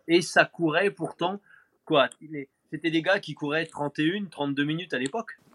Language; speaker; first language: French; native; French